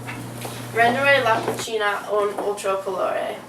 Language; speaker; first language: Italian; non-native, learner; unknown